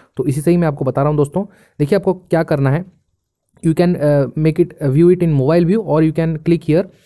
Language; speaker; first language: Hindi; native; Hindi